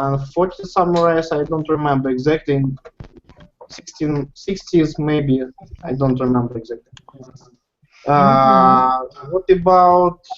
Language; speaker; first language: English; non-native, learner; Russian